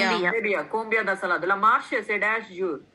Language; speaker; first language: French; non-native, fluent; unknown